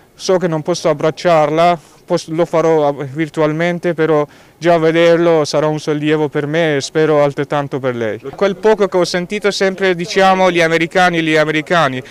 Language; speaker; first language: Italian; non-native, fluent; Persian